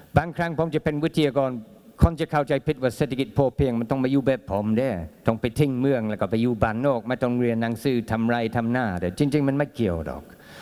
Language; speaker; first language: Thai; non-native, fluent; English